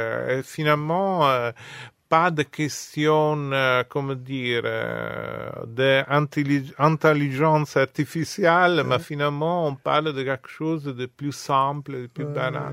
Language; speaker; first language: French; non-native, fluent; Italian